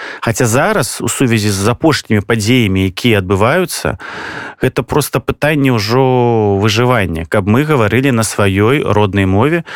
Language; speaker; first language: Belarusian; native; Belarusian